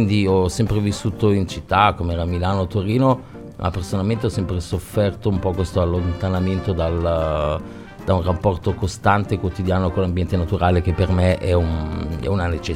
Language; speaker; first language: Italian; native; Italian